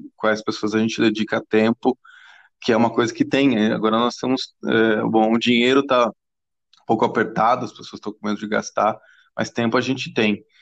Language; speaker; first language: Portuguese; non-native, fluent; English